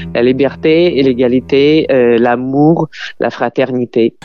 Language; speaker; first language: French; non-native, fluent; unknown